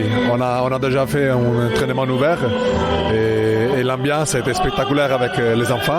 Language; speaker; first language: French; non-native, fluent; Italian